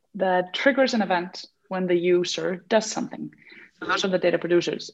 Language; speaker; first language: English; non-native, fluent; Icelandic